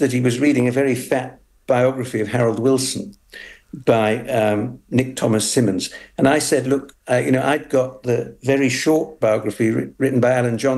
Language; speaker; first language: English; native; English